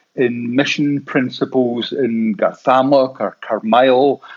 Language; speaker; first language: English; native; English